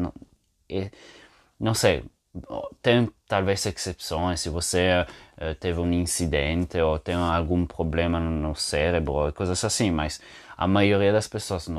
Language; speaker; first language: Portuguese; non-native, fluent; Italian